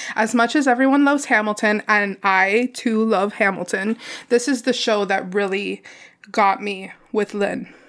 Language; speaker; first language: English; native; English